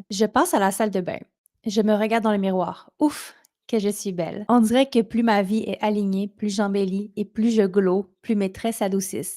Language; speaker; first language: French; native; French